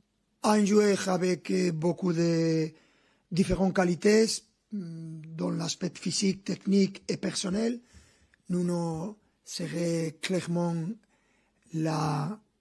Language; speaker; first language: French; non-native, fluent; Spanish